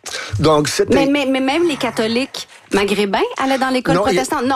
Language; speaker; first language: French; native; French